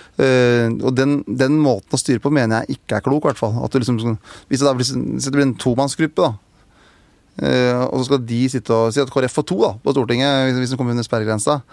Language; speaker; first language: Norwegian; native; Norwegian